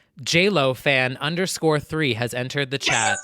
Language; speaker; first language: English; native; English